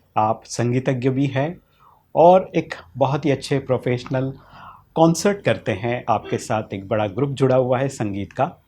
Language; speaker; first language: Hindi; native; Hindi